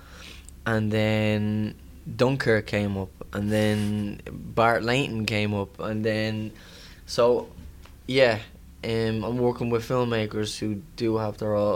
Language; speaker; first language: English; native; English